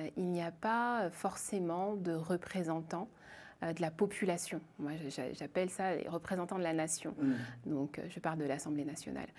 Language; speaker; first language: French; native; French